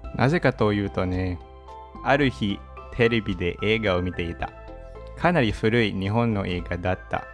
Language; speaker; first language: Japanese; non-native, fluent; Filipino